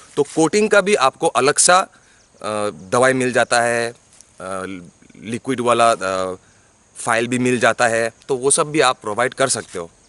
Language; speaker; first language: Hindi; non-native, local second language; Bangla